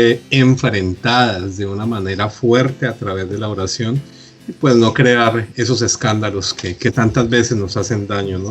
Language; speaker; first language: Spanish; native; Spanish